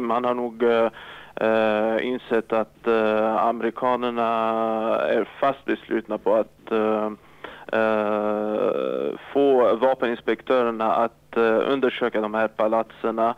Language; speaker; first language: Swedish; non-native, fluent; Arabic